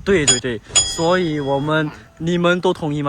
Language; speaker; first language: Chinese; non-native, local second language; English